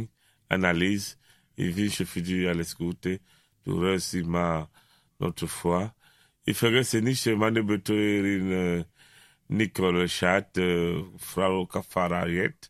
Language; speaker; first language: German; non-native, learner; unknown